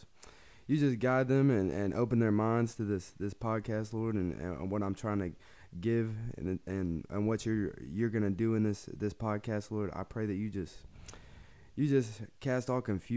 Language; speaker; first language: English; native; English